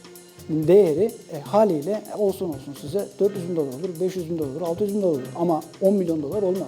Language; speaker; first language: Turkish; native; Turkish